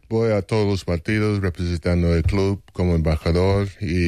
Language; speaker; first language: Spanish; non-native, fluent; English